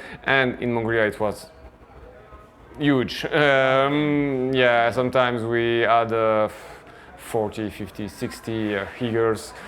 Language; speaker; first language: English; non-native, fluent; French